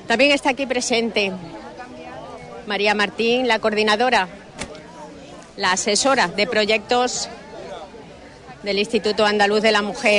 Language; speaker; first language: Spanish; native; Spanish